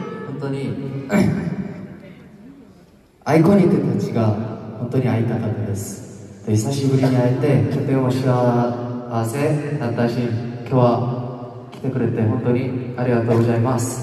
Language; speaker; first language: Japanese; non-native, fluent; Korean